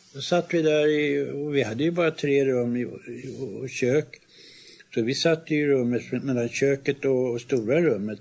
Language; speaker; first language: Swedish; native; Swedish